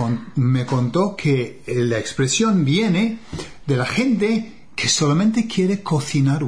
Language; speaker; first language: Spanish; non-native, fluent; English